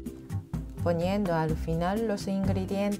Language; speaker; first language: Spanish; non-native, fluent; Japanese